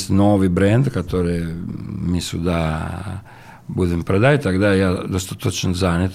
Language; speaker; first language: Russian; non-native, learner; Italian